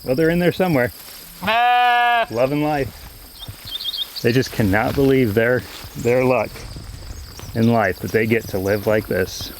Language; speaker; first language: English; native; English